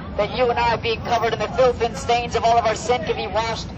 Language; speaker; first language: English; native; English